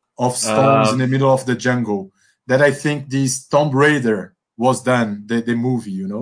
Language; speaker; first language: English; non-native, fluent; Portuguese